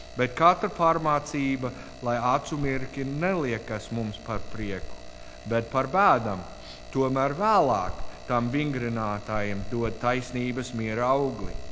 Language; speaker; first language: Latvian; non-native, learner; English